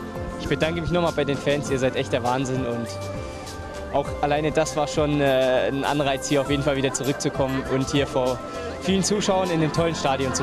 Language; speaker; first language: German; native; German